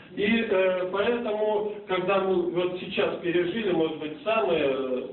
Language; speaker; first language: Russian; native; Russian